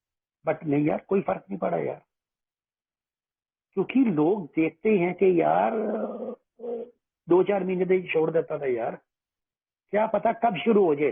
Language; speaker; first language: Hindi; native; Hindi